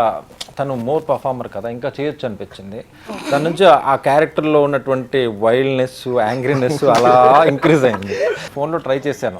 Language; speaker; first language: Telugu; native; Telugu